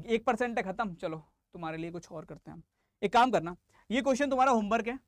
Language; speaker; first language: Hindi; native; Hindi